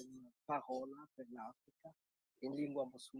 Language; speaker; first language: Italian; non-native, learner; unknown